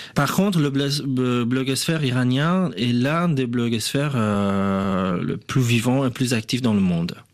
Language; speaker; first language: French; non-native, fluent; Persian